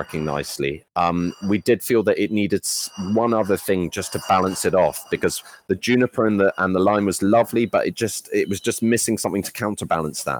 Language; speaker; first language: English; native; English